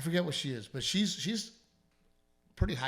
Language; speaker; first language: English; native; English